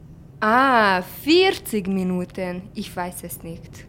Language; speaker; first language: German; non-native, learner; Hungarian